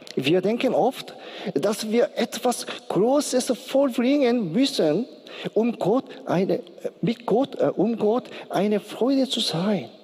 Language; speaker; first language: German; non-native, learner; Korean